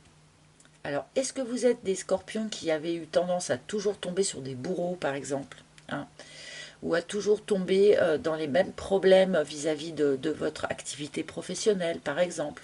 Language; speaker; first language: French; native; French